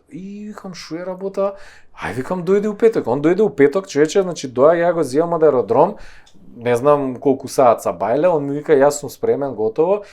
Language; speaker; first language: Macedonian; native; Macedonian